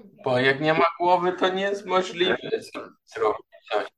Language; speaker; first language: Polish; non-native, learner; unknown